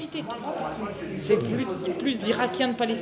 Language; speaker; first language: French; native; French